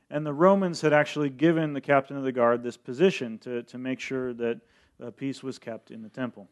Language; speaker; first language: English; early bilingual, other home language; Spanish